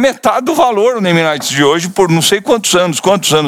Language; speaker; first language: Portuguese; native; Portuguese